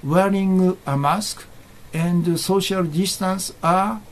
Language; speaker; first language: English; non-native, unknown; Japanese